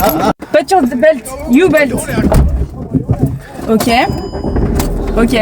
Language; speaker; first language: English; non-native, learner; French